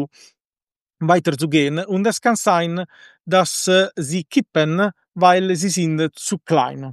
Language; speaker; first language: German; non-native, fluent; Italian